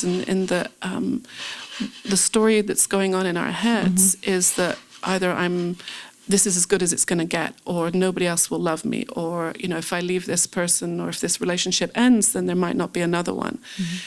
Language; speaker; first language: English; native; English